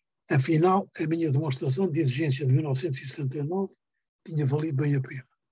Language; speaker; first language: Portuguese; native; Portuguese